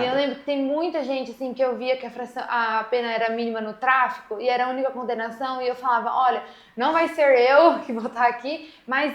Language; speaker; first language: Portuguese; native; Portuguese